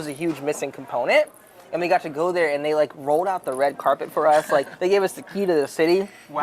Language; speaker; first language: English; native; English